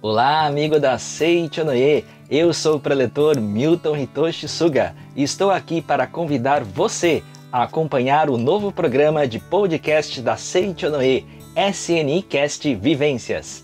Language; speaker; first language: Portuguese; native; Portuguese